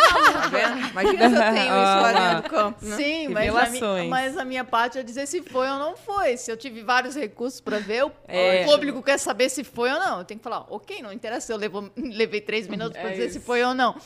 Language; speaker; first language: Portuguese; native; Portuguese